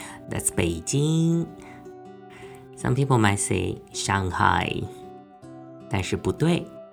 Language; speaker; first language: English; non-native, fluent; Chinese